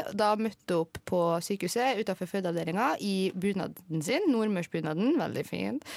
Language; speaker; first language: Norwegian; native; Norwegian